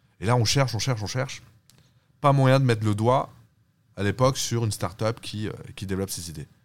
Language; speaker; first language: French; early bilingual, other home language; Turkish